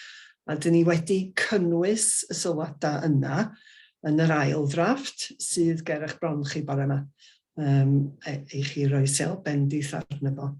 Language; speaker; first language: Welsh; native; Welsh